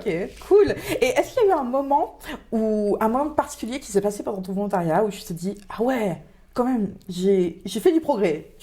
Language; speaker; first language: French; native; French